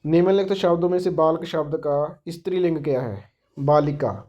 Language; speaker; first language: Hindi; non-native, local second language; Punjabi